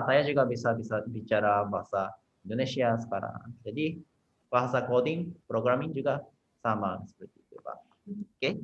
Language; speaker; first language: Indonesian; non-native, fluent; Japanese